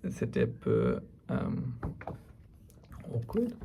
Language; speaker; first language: French; non-native, learner; English